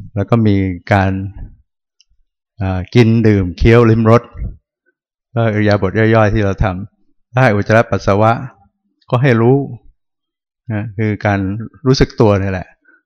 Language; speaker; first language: Thai; native; Thai